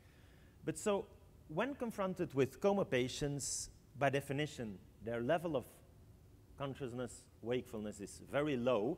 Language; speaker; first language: English; non-native, fluent; French